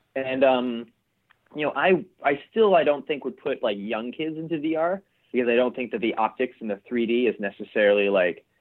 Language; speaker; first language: English; native; English